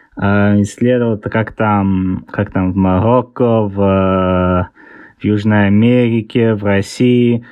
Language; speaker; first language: Russian; early bilingual, heritage; Russian